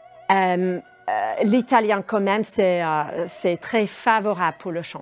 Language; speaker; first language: French; non-native, fluent; English